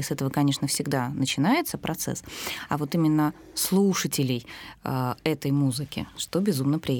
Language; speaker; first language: Russian; native; Russian